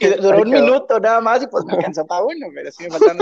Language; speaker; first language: Spanish; native; Spanish